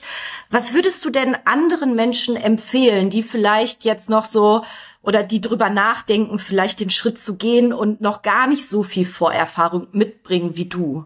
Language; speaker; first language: German; native; German